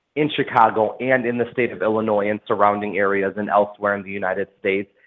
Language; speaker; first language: English; native; English